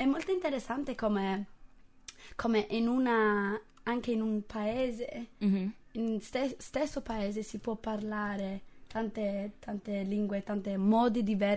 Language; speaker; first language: Italian; non-native, fluent; English